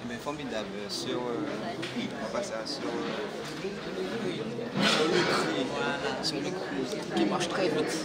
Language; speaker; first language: French; native; French